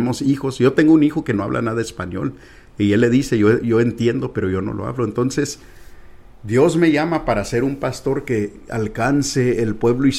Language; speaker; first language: Spanish; early bilingual, heritage; Spanish